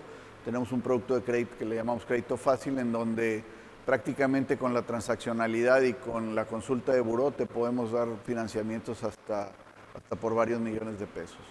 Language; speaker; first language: Spanish; native; Spanish